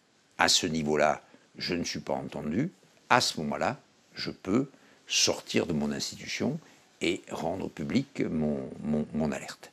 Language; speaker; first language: French; native; French